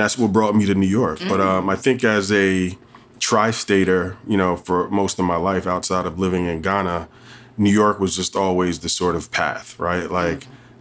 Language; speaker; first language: English; native; English